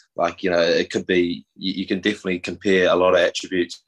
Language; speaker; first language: English; native; English